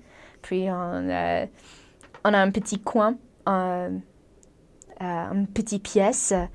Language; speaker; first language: French; non-native, fluent; English